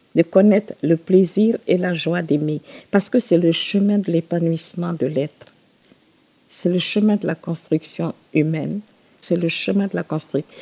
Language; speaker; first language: French; non-native, local second language; Susu